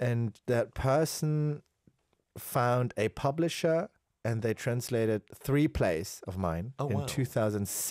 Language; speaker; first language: English; non-native, fluent; German